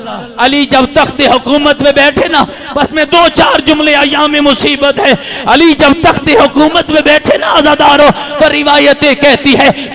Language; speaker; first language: Urdu; native; Urdu